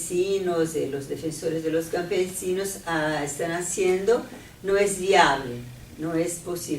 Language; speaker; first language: Spanish; non-native, fluent; Portuguese